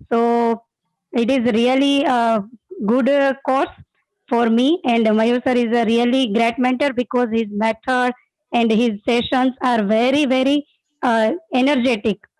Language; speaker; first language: English; non-native, learner; Gujarati